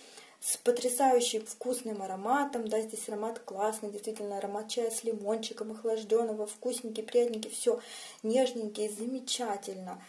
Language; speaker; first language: Russian; native; Russian